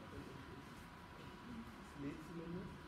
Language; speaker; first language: German; native; German